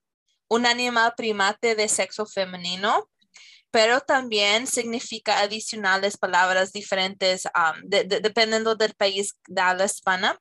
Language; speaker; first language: Spanish; non-native, fluent; English